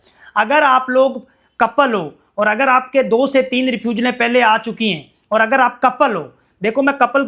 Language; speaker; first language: Hindi; native; Hindi